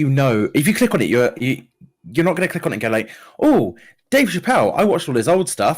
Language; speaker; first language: English; native; English